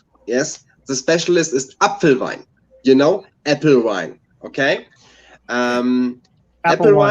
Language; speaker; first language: English; non-native, learner; German